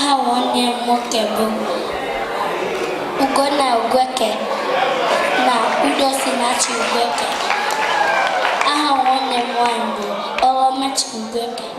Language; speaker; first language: Igbo; early bilingual, heritage; Igbo